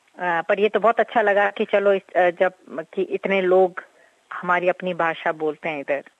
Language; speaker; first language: Hindi; non-native, local second language; Kashmiri